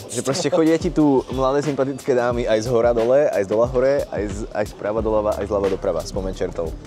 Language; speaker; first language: Slovak; early bilingual, other home language; Arabic